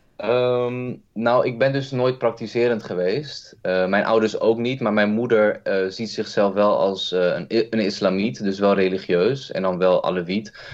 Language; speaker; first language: Dutch; early bilingual, other home language; Kurdish